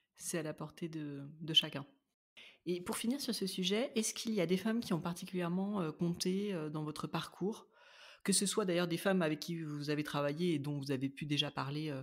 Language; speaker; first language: French; native; French